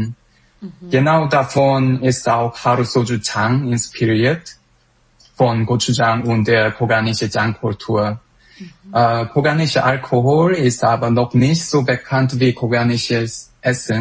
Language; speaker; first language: German; non-native, fluent; Korean